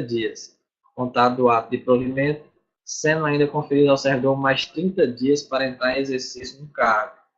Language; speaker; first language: Portuguese; native; Portuguese